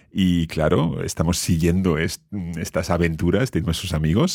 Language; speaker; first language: Spanish; non-native, fluent; English